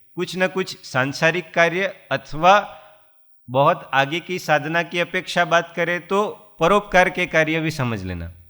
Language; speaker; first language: Hindi; non-native, local second language; Gujarati